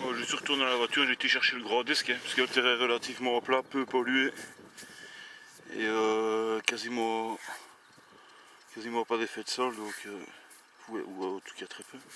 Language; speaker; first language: French; native; French